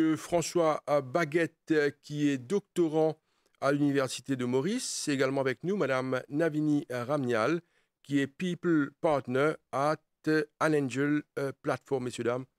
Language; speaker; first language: French; non-native, local second language; Morisyen